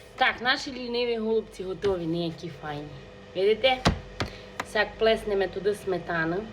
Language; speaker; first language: Ukrainian; native; Ukrainian